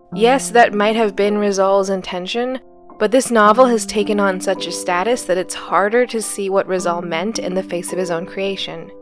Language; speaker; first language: English; early bilingual, other home language; Filipino